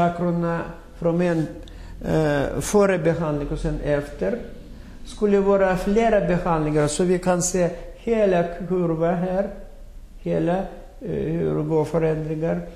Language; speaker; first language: Swedish; non-native, fluent; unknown